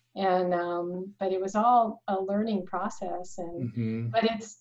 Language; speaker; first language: English; native; English